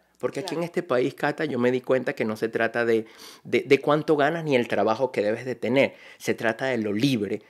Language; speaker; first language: Spanish; native; Spanish